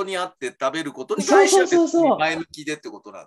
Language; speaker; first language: Japanese; native; Japanese